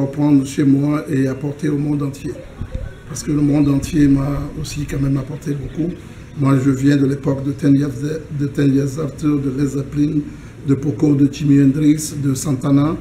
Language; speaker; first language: French; non-native, local second language; Ewe